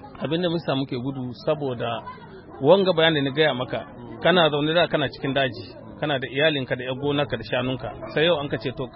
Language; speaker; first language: Hausa; non-native, local second language; Fula